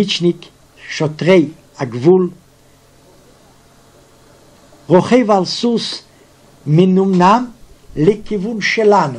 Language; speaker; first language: Hebrew; non-native, fluent; Yiddish